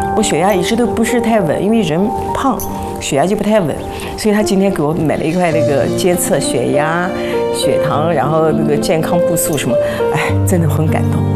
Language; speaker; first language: Chinese; native; Chinese